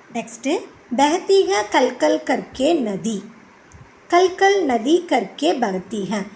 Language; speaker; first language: Hindi; non-native, local second language; Tamil